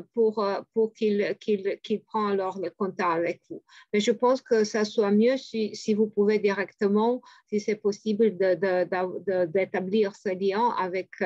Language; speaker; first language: French; non-native, fluent; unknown